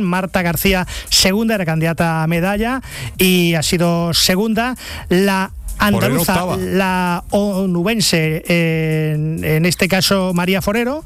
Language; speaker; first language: Spanish; native; Spanish